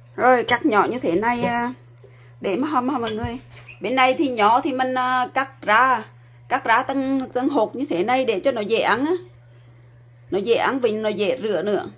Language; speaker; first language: Vietnamese; native; Vietnamese